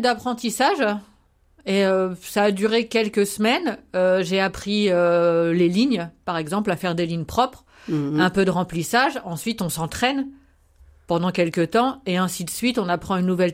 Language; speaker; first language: French; native; French